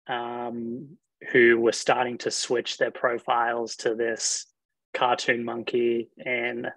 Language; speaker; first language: English; native; English